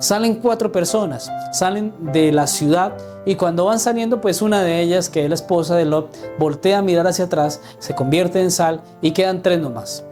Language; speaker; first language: Spanish; native; Spanish